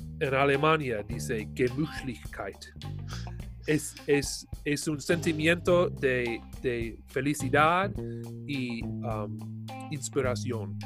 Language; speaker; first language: Spanish; non-native, learner; English